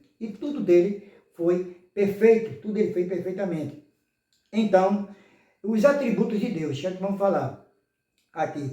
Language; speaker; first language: Portuguese; native; Portuguese